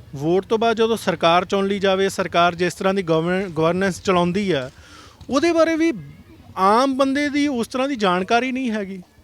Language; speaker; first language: Punjabi; native; Punjabi